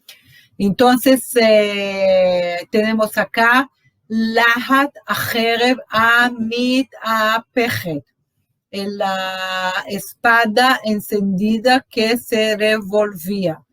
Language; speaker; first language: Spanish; non-native, fluent; Portuguese